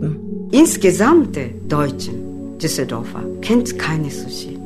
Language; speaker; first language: German; non-native, learner; Japanese